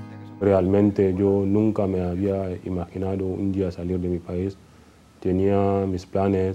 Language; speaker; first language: Spanish; non-native, fluent; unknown